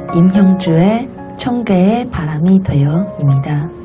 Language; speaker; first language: Korean; non-native, fluent; Chinese